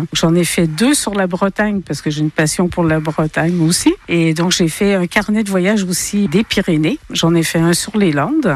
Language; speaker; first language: French; native; French